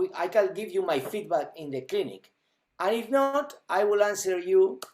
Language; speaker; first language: English; non-native, fluent; Spanish